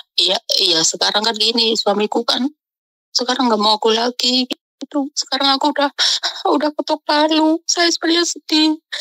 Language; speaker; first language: Indonesian; non-native, local second language; Javanese